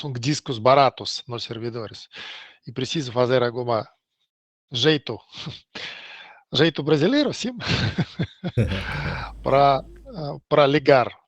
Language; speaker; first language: Portuguese; non-native, learner; Russian